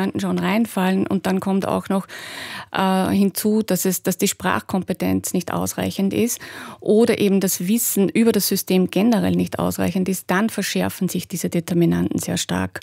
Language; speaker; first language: German; native; German